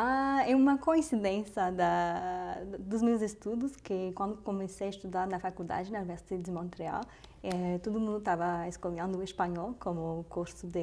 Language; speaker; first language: Portuguese; non-native, fluent; French